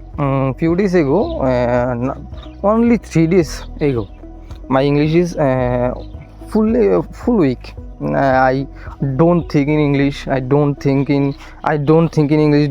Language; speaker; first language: English; non-native, learner; Hindi